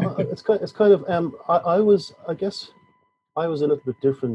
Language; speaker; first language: English; native; English